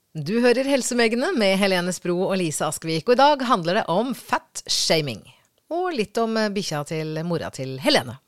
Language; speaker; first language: Norwegian; native; Norwegian